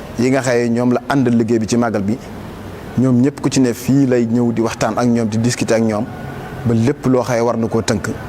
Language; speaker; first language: Wolof; native; Wolof